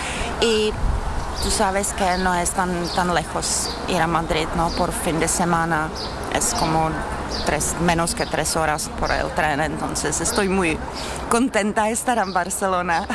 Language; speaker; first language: Spanish; non-native, learner; Czech